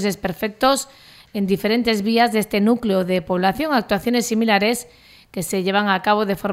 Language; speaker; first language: Spanish; native; Spanish